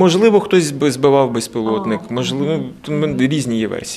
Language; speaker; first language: Ukrainian; native; Ukrainian